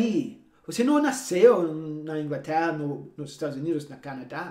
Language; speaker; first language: Portuguese; non-native, fluent; English